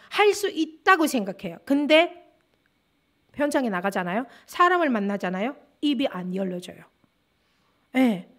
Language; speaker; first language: Korean; non-native, fluent; Russian